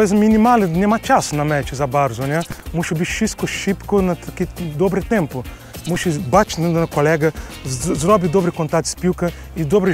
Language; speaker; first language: Polish; non-native, learner; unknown